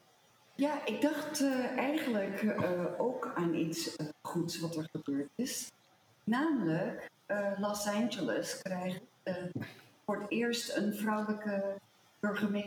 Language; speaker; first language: Dutch; early bilingual, heritage; Dutch